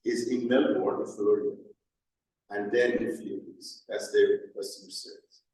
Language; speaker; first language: English; non-native, fluent; Persian